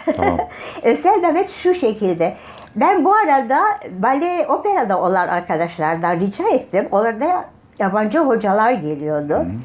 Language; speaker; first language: Turkish; native; Turkish